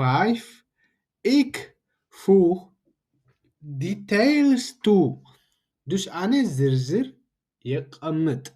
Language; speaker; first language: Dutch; non-native, learner; Tigrinya